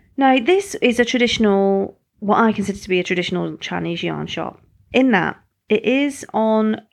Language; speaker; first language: English; native; English